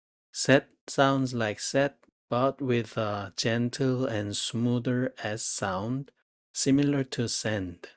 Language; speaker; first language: English; non-native, fluent; Korean